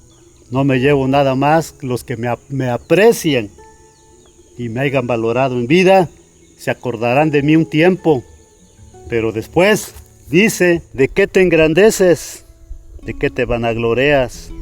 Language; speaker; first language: Spanish; native; Spanish